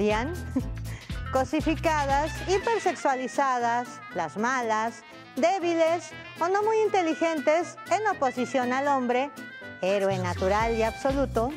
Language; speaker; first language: Spanish; native; Spanish